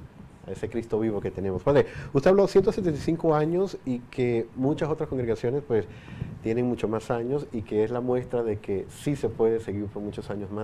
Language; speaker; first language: Spanish; native; Spanish